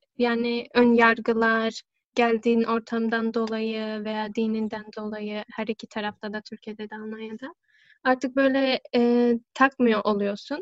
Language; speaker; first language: Turkish; early bilingual, heritage; Turkish